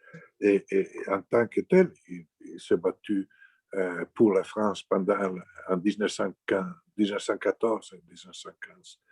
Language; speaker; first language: French; non-native, fluent; Italian